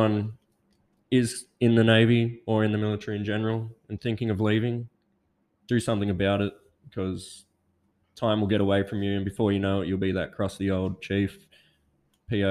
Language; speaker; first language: English; native; English